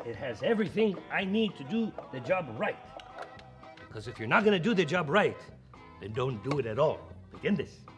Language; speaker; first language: English; early bilingual, other home language; Spanish